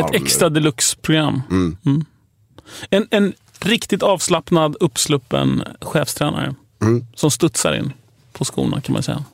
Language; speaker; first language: Swedish; native; Swedish